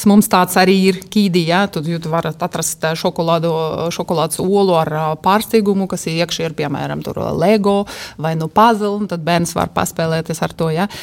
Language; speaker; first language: Latvian; non-native, local second language; Russian